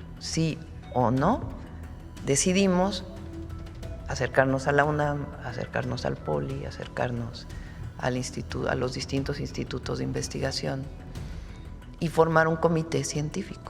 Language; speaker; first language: Spanish; native; Spanish